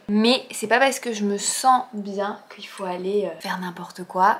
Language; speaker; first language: French; native; French